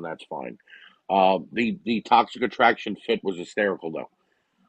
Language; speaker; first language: English; native; English